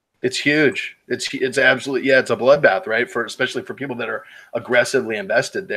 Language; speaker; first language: English; native; English